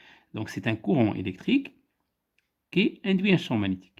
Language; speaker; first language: French; non-native, local second language; Arabic